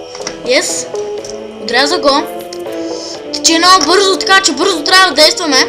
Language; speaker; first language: Bulgarian; native; Bulgarian